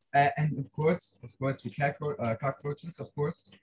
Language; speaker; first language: English; non-native, fluent; Swiss German